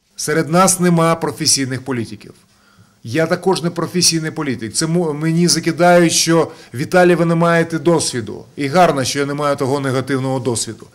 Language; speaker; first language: Ukrainian; non-native, local second language; Russian